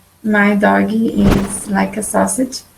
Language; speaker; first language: English; non-native, learner; Portuguese